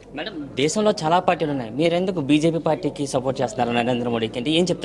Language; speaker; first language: Telugu; native; Telugu